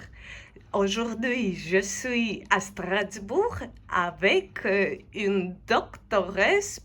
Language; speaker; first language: French; non-native, fluent; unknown